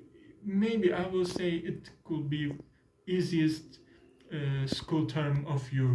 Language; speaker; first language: English; non-native, learner; Turkish